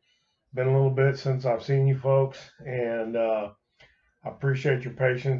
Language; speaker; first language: English; native; English